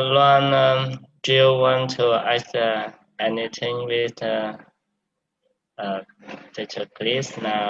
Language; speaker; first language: English; non-native, learner; Vietnamese